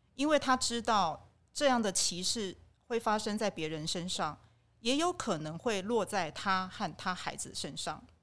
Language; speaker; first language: Chinese; native; Chinese